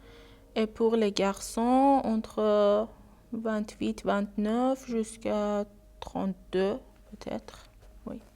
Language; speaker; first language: French; non-native, learner; Persian